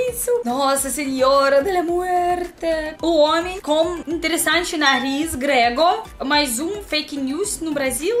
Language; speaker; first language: Portuguese; non-native, learner; Russian